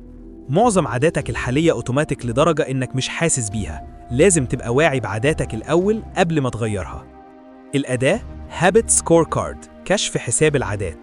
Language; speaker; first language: Arabic; native; Arabic